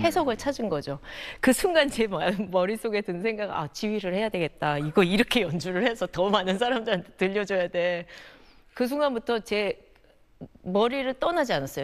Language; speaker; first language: Korean; native; Korean